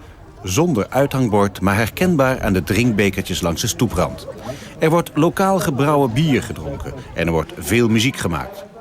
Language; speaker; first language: Dutch; native; Dutch